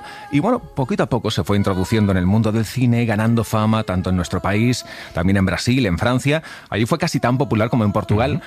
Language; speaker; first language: Spanish; native; Spanish